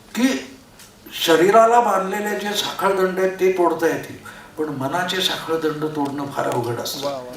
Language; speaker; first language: Marathi; non-native, local second language; Konkani